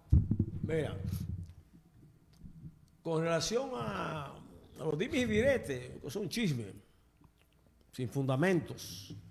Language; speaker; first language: Spanish; native; Spanish